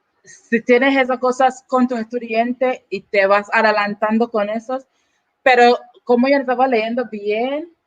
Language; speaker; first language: Spanish; non-native, learner; English